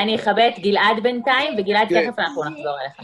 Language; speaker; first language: Hebrew; native; Hebrew